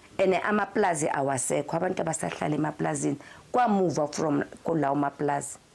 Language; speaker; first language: Zulu; native; Zulu